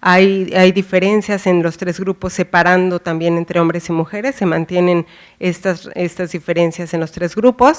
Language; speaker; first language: Spanish; native; Spanish